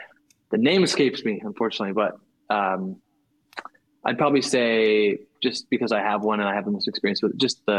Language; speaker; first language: English; native; English